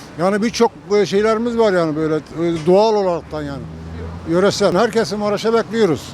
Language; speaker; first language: Turkish; native; Turkish